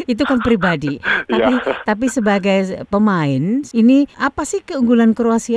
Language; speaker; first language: Indonesian; native; Indonesian